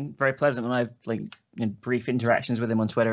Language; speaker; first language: English; native; English